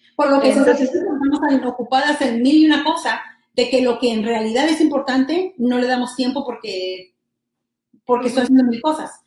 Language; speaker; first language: Spanish; early bilingual, heritage; Spanish